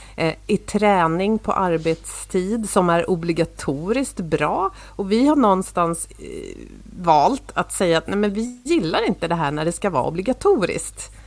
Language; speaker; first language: Swedish; native; Swedish